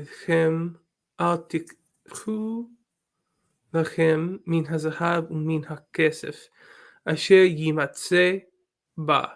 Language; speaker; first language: Hebrew; non-native, learner; English